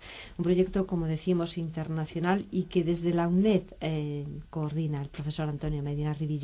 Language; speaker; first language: Spanish; native; Spanish